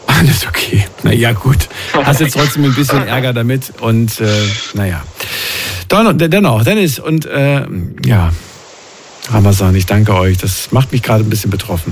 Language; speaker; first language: German; native; German